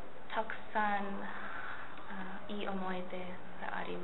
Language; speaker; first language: Japanese; non-native, learner; English